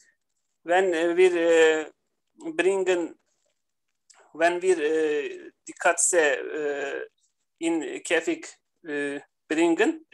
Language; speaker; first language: German; non-native, learner; Turkish